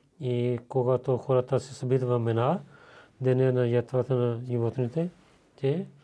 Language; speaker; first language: Bulgarian; non-native, learner; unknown